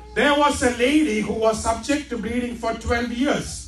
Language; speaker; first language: English; non-native, local second language; Malayalam